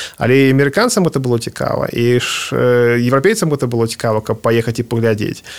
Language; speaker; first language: Belarusian; non-native, local second language; Russian